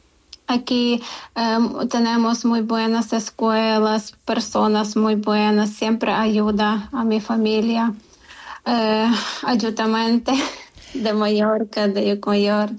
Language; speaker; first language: Spanish; non-native, learner; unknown